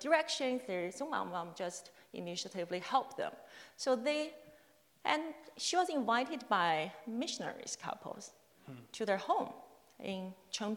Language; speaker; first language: English; non-native, fluent; Chinese